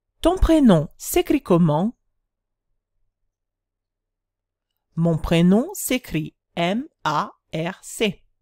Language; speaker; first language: French; non-native, fluent; Italian